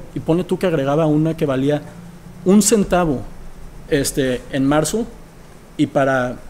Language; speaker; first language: Spanish; early bilingual, heritage; Spanish